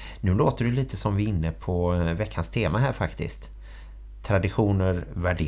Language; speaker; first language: Swedish; native; Swedish